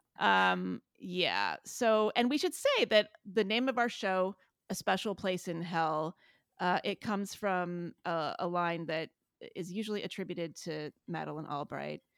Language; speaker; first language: English; native; English